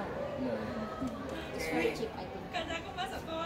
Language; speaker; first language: English; non-native, learner; Indonesian